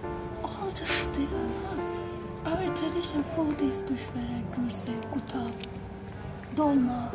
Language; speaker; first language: English; non-native, learner; Azerbaijani